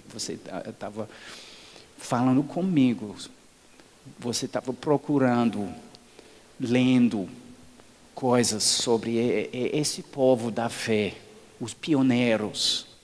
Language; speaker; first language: Portuguese; non-native, fluent; English